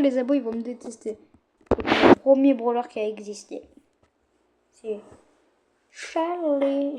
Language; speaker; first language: French; native; French